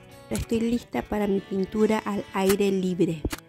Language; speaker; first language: Spanish; native; Spanish